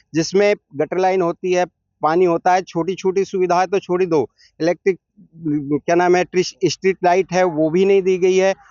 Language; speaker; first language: Hindi; native; Hindi